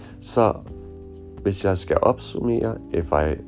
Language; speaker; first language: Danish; non-native, fluent; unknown